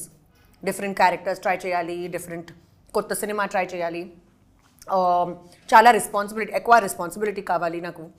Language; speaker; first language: Telugu; non-native, learner; Hindi